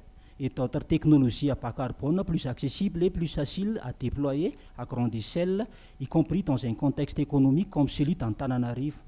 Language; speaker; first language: French; non-native, local second language; Malagasy